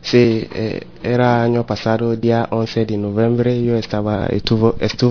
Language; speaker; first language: Spanish; non-native, learner; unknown